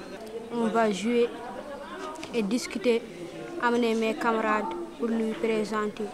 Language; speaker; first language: French; non-native, local second language; Fula